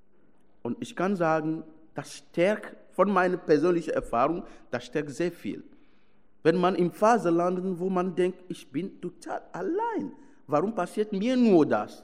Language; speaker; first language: German; non-native, fluent; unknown